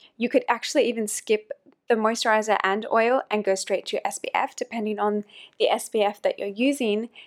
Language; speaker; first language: English; native; English